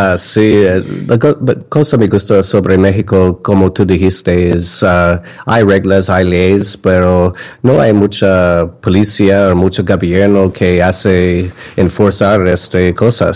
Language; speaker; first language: Spanish; non-native, learner; English